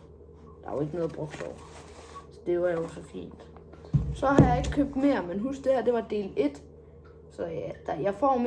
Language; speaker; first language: Danish; native; Danish